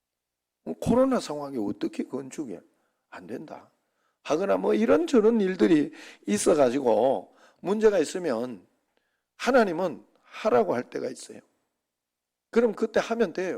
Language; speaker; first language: Korean; native; Korean